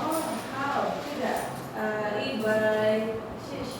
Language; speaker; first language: Chinese; non-native, learner; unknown